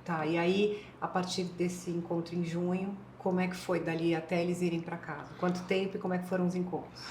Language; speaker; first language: Portuguese; native; Portuguese